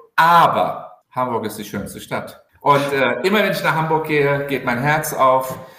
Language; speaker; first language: German; early bilingual, other home language; Turkish